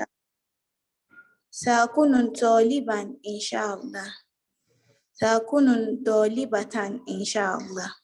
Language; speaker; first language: Arabic; non-native, learner; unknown